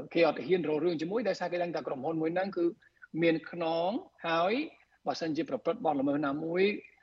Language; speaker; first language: Khmer; non-native, fluent; Spanish